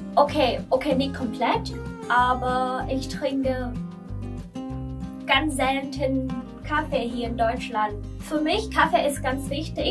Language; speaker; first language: German; non-native, learner; Vietnamese